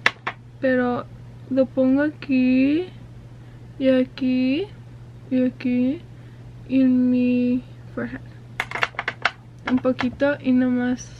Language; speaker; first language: Spanish; early bilingual, heritage; Spanish